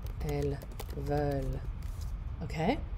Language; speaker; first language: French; non-native, fluent; English